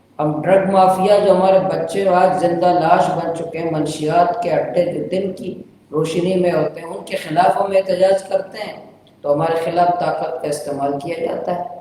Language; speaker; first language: Urdu; non-native, local second language; Baluchi